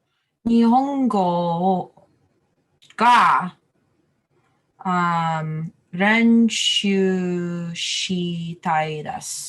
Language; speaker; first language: Japanese; non-native, learner; English